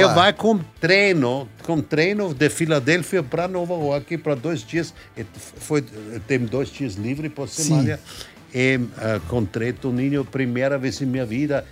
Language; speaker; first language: Portuguese; non-native, learner; German